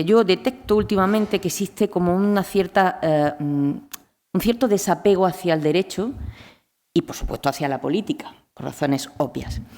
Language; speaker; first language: Spanish; native; Spanish